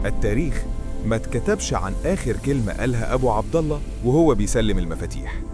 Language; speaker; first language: Arabic; native; Arabic